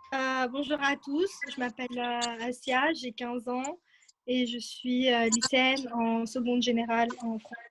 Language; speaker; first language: French; early bilingual, other home language; Turkish